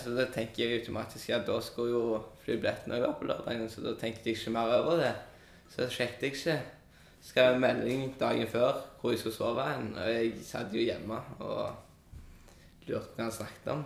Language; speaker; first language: Norwegian; native; Norwegian